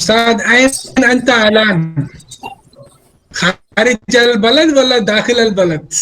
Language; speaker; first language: Arabic; non-native, learner; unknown